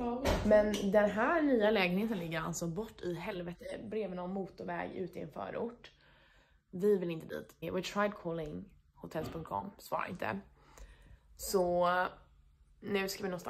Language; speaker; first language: Swedish; native; Swedish